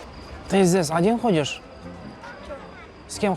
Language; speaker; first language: Russian; non-native, local second language; Kazakh